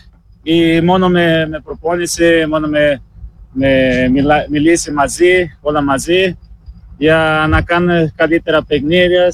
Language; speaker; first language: Greek; non-native, learner; Portuguese